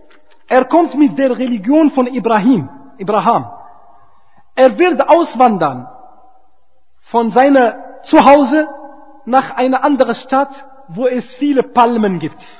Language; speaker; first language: German; non-native, fluent; Arabic